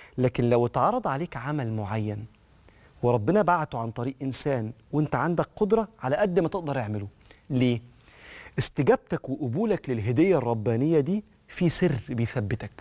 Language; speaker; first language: Arabic; native; Arabic